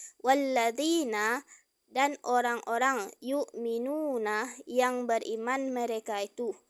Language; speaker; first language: Malay; non-native, local second language; Minangkabau